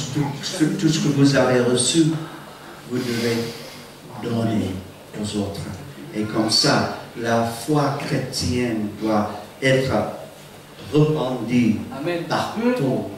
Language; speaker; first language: French; non-native, fluent; English